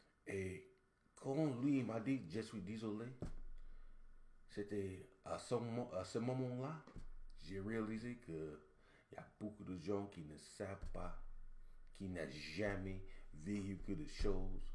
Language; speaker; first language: French; non-native, learner; English